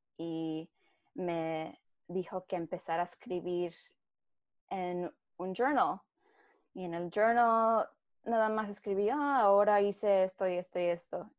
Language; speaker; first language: Spanish; early bilingual, heritage; Spanish